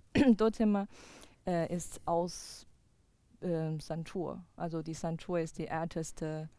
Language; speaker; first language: German; non-native, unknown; Chinese